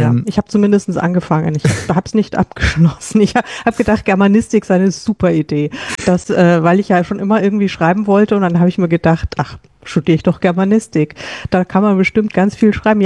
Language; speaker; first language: German; native; German